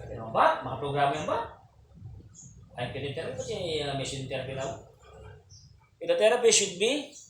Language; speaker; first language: Filipino; non-native, local second language; Pampanga